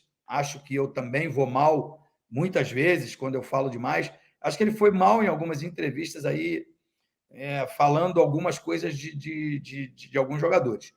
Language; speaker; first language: Portuguese; native; Portuguese